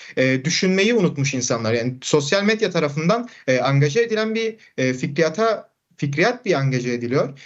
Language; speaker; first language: Turkish; non-native, local second language; Kurdish